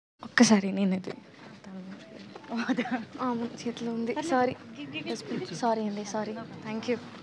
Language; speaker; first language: Telugu; non-native, learner; Tamil